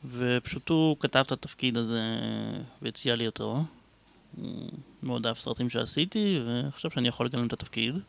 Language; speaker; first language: Hebrew; native; Hebrew